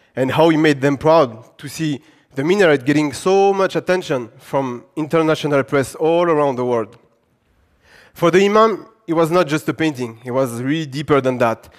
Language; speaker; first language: English; non-native, fluent; French